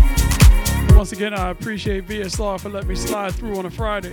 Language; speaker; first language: English; native; English